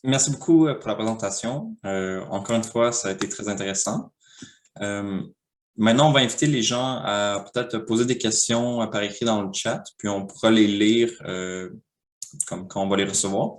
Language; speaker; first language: French; native; French